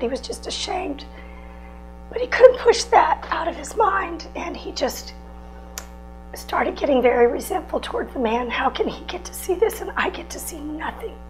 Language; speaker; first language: English; native; English